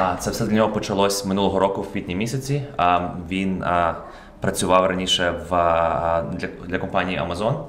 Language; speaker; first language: Ukrainian; native; Ukrainian